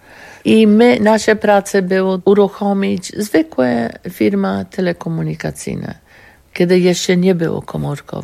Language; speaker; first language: Polish; non-native, learner; English